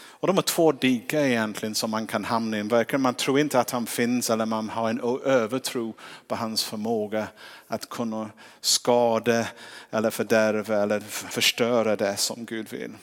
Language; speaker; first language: Swedish; non-native, fluent; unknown